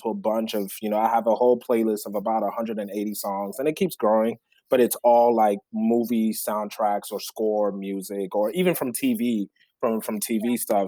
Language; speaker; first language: English; early bilingual, other home language; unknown